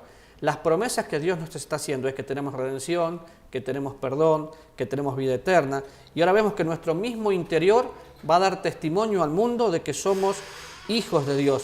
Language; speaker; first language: Spanish; native; Spanish